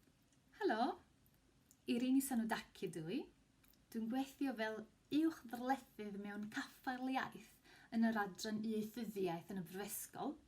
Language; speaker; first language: Welsh; non-native, fluent; Greek